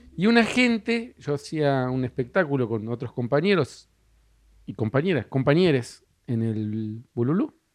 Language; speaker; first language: Spanish; native; Spanish